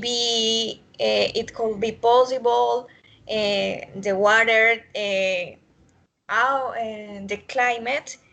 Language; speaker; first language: English; non-native, learner; Spanish